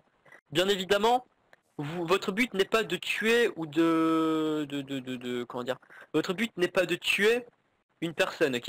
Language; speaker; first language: French; native; French